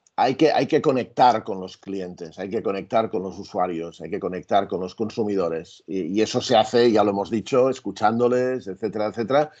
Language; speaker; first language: Spanish; native; Spanish